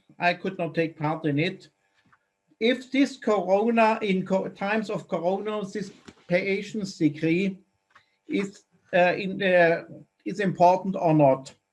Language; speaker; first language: English; non-native, fluent; German